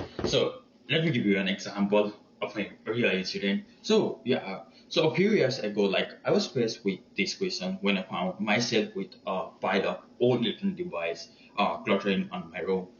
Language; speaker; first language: English; non-native, learner; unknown